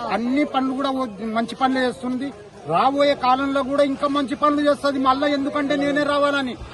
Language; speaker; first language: Telugu; non-native, local second language; Lambadi